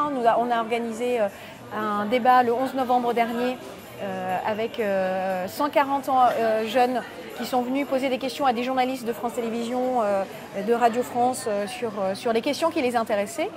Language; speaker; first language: French; native; French